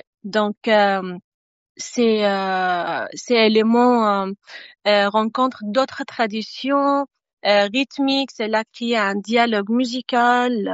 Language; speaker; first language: French; non-native, fluent; Arabic